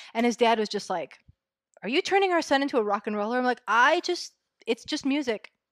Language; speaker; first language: English; early bilingual, other home language; Spanish